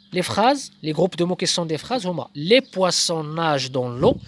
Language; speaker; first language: French; non-native, local second language; Arabic